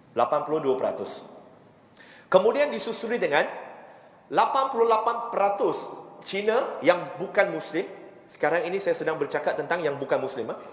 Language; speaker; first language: Malay; non-native, local second language; Chinese